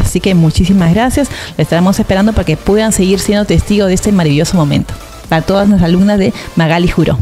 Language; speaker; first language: Spanish; native; Spanish